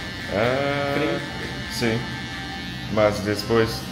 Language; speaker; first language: Spanish; non-native, learner; English